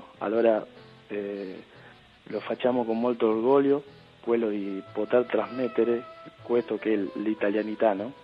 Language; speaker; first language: Italian; early bilingual, heritage; Spanish